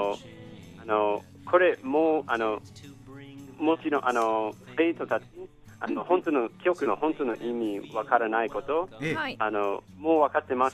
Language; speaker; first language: Japanese; non-native, fluent; English